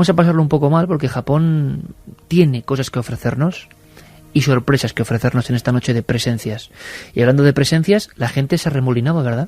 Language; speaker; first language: Spanish; native; Spanish